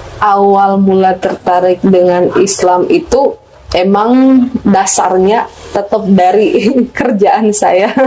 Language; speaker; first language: Indonesian; non-native, local second language; Batak Toba